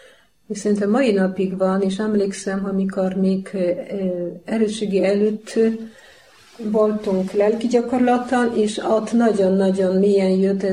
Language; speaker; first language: Hungarian; non-native, fluent; Polish